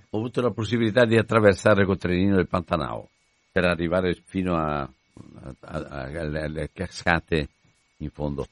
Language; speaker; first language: Italian; native; Italian